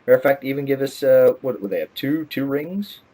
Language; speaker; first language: English; native; English